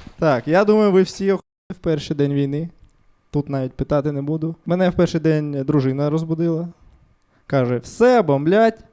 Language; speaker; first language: Ukrainian; non-native, local second language; Russian